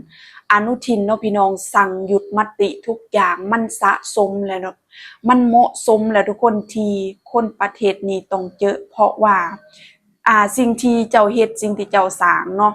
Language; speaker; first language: Thai; non-native, local second language; Northeastern Thai